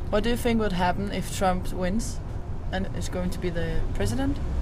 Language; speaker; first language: English; non-native, fluent; Danish